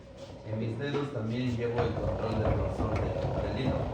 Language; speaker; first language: Spanish; non-native, local second language; Zapotec